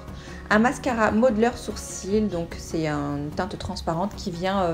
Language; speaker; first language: French; native; French